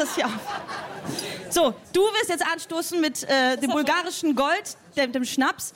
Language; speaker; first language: German; native; German